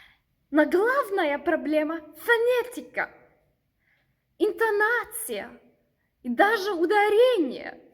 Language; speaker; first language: Russian; non-native, learner; German